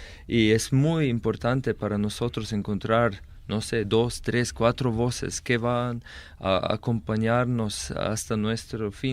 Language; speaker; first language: Spanish; non-native, fluent; Slovenian